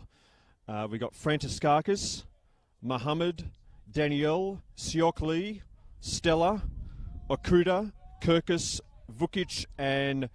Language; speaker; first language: English; native; English